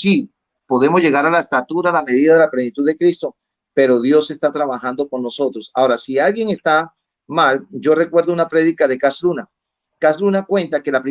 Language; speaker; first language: Spanish; native; Spanish